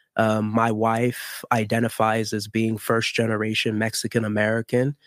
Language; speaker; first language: English; early bilingual, other home language; Haitian Creole